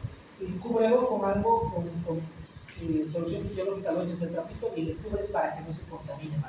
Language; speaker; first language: Spanish; native; Spanish